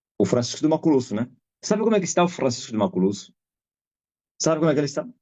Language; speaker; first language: Portuguese; non-native, local second language; Kongo